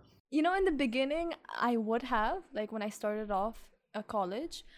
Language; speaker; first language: English; early bilingual, other home language; Russian